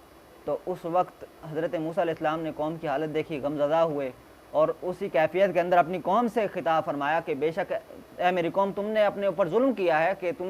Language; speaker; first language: Urdu; native; Urdu